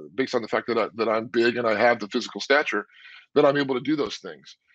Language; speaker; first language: English; native; English